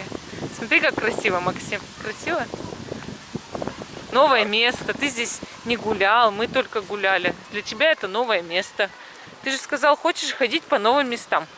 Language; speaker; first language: Russian; native; Russian